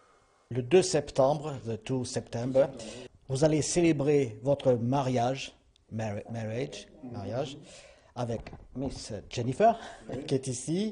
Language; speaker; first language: French; native; French